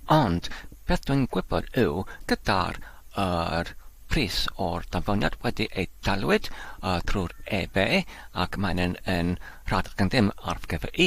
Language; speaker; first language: Welsh; non-native, learner; English